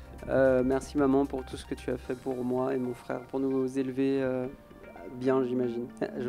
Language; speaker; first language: French; native; French